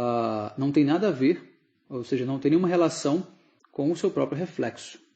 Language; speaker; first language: Portuguese; native; Portuguese